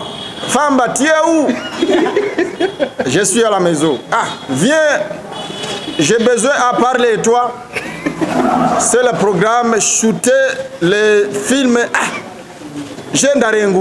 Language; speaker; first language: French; non-native, learner; Rundi